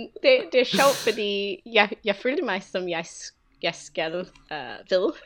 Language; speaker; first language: Danish; non-native, fluent; English